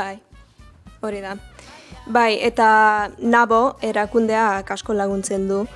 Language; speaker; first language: Basque; non-native, learner; English